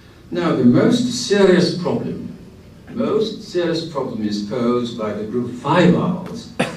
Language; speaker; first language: English; non-native, fluent; Korean